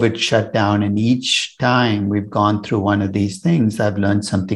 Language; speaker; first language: English; non-native, local second language; Tamil